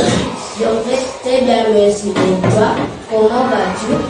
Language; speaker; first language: French; non-native, learner; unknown